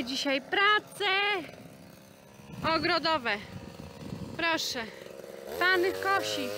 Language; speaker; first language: Polish; native; Polish